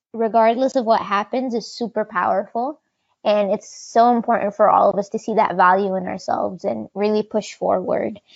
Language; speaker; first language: English; non-native, fluent; Arabic